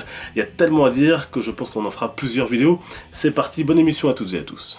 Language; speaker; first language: French; native; French